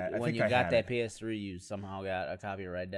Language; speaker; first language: English; native; English